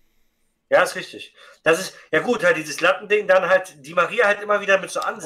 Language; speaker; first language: German; native; German